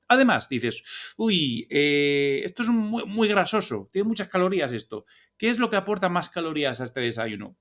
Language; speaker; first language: Spanish; native; Spanish